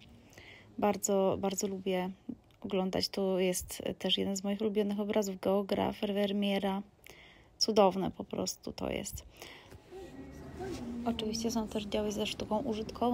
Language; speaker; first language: Polish; native; Polish